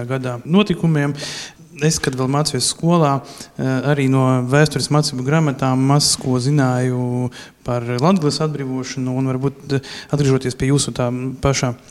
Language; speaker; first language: Latvian; native; Latvian